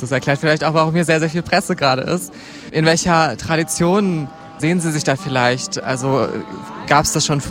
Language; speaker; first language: German; native; German